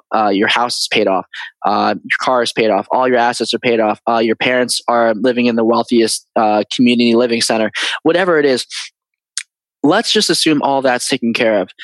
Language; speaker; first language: English; early bilingual, other home language; Filipino